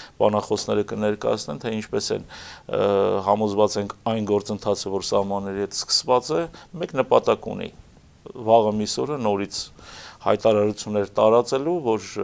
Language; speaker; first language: Armenian; native; Armenian